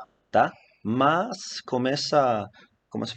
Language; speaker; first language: Portuguese; non-native, fluent; Italian